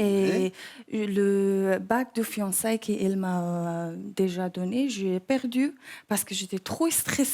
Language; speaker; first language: French; non-native, learner; English